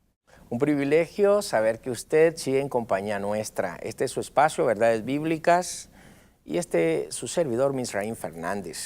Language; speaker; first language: Spanish; native; Spanish